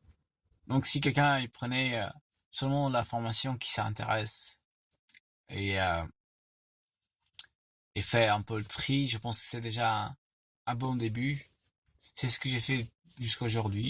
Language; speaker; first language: French; non-native, fluent; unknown